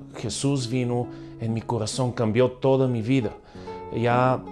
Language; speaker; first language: Spanish; non-native, fluent; Bulgarian